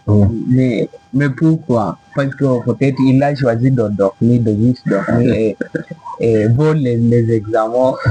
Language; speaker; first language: French; non-native, learner; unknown